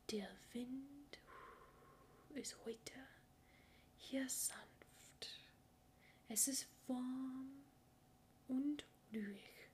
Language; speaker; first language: German; non-native, learner; English